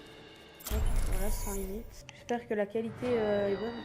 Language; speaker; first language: French; native; French